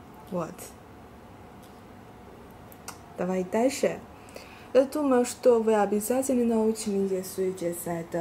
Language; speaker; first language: Russian; non-native, learner; Chinese